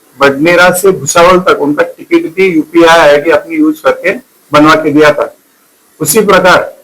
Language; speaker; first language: Hindi; non-native, local second language; Marathi